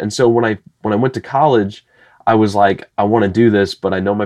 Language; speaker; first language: English; native; English